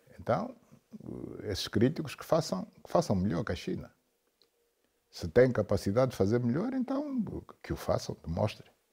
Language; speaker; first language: Portuguese; native; Portuguese